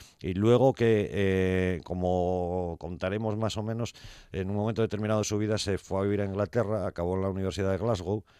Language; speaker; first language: Spanish; native; Spanish